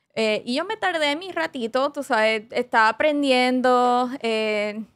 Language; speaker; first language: Spanish; early bilingual, heritage; Spanish